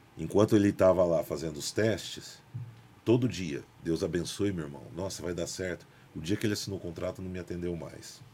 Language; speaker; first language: Portuguese; native; Portuguese